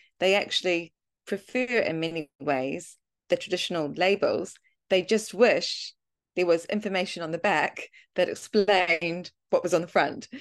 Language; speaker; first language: English; native; English